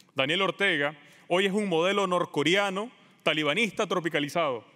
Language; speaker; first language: Spanish; native; Spanish